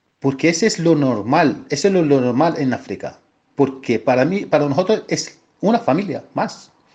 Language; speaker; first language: Spanish; non-native, fluent; Arabic